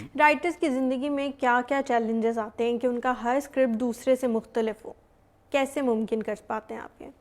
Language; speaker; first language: Urdu; native; Urdu